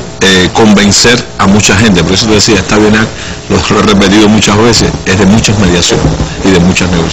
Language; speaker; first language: Spanish; native; Spanish